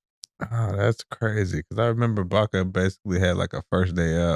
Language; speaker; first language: English; native; English